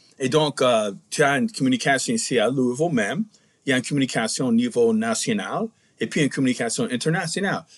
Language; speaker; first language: French; non-native, fluent; English